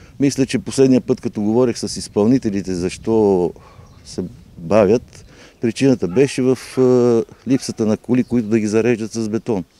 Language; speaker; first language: Bulgarian; native; Bulgarian